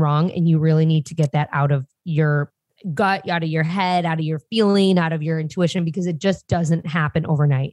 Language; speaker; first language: English; native; English